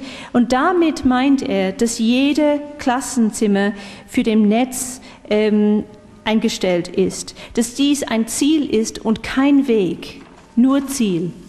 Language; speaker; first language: German; non-native, fluent; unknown